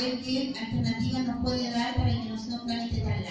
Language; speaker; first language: Spanish; native; Spanish